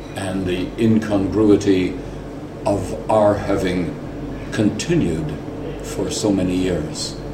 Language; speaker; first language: English; native; English